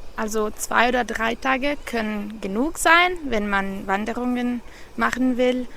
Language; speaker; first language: German; non-native, fluent; Italian